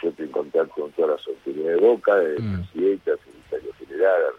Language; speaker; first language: Spanish; native; Spanish